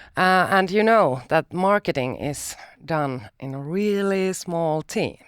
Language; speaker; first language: English; non-native, fluent; Finnish